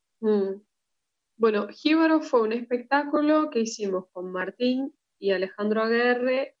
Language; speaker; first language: Spanish; early bilingual, heritage; Spanish